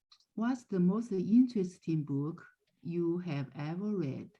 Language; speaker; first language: English; non-native, learner; Chinese